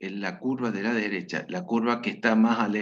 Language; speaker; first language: Spanish; native; Spanish